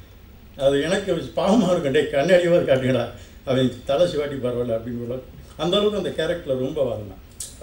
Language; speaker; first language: Tamil; native; Tamil